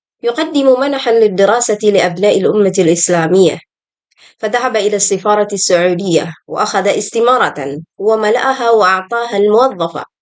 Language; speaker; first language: Arabic; non-native, fluent; Indonesian